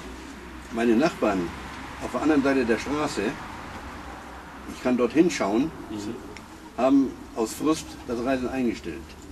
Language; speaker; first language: German; native; German